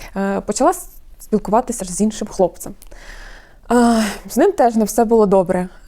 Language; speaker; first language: Ukrainian; non-native, local second language; Russian